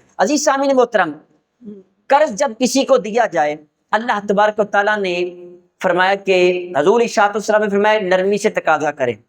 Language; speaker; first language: Urdu; non-native, local second language; Punjabi